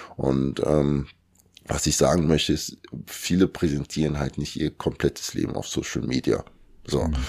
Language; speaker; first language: German; early bilingual, other home language; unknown